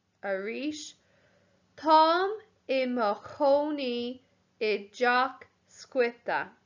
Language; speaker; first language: Irish; non-native, local second language; English